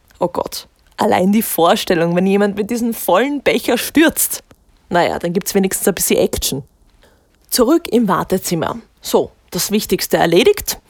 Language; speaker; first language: German; native; German